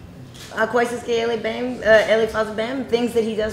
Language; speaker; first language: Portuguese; non-native, learner; English